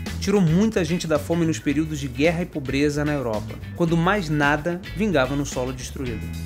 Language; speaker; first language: Portuguese; native; Portuguese